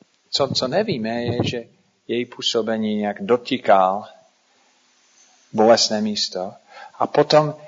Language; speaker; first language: Czech; non-native, fluent; English